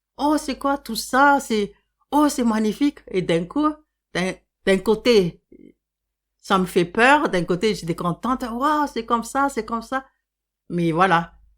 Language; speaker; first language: French; non-native, local second language; Malagasy